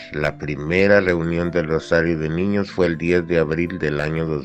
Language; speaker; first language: Spanish; native; Spanish